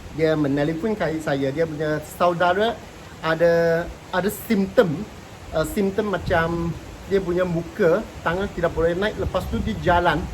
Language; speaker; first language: Malay; non-native, local second language; Cantonese